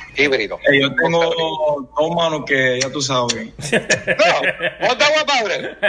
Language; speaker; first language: Spanish; early bilingual, heritage; English